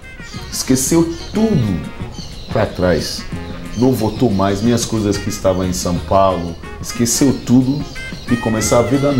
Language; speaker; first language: Portuguese; non-native, learner; Akan